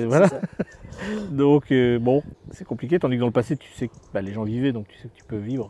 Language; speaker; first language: French; native; French